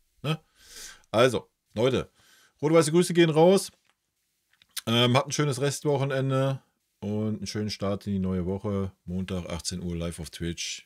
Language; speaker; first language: German; native; German